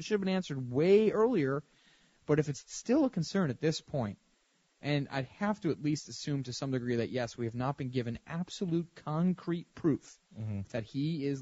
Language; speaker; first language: English; native; English